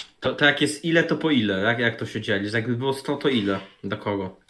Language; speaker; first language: Polish; native; Polish